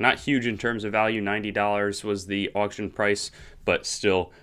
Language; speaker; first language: English; native; English